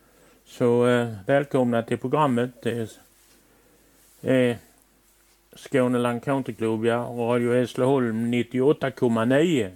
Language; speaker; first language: Swedish; native; Swedish